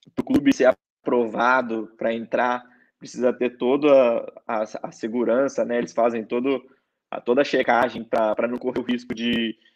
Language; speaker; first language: Portuguese; native; Portuguese